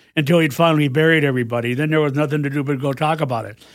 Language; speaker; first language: English; native; English